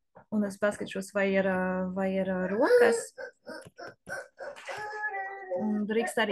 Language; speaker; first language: Latvian; non-native, learner; French